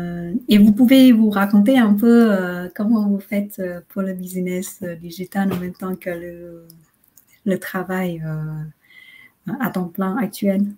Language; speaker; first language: French; non-native, fluent; Vietnamese